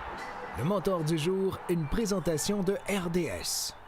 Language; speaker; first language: French; native; French